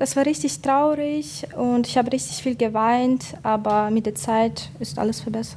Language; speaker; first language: German; non-native, fluent; Ukrainian